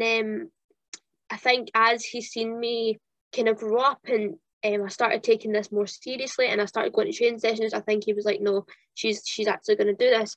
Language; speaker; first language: English; native; English